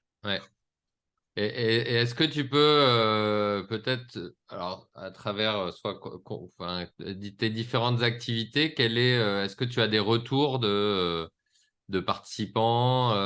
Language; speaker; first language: French; native; French